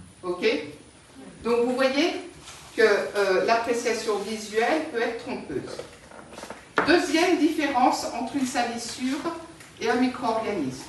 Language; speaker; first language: French; native; French